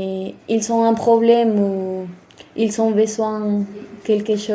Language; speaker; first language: French; non-native, fluent; Spanish